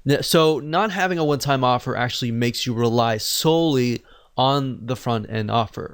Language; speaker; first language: English; native; English